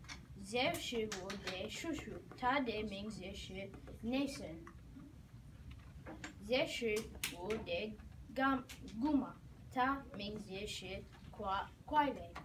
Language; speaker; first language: Chinese; non-native, learner; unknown